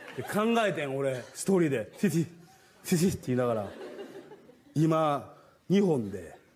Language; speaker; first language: Japanese; native; Japanese